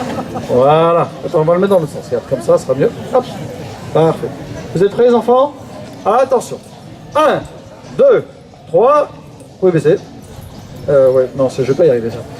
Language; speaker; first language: French; native; French